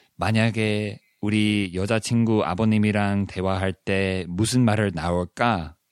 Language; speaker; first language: Korean; non-native, fluent; English